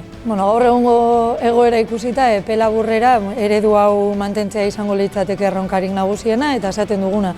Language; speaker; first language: Basque; native; Basque